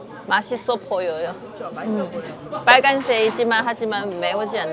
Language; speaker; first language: Korean; non-native, learner; Chinese